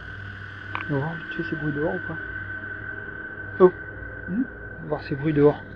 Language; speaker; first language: French; native; French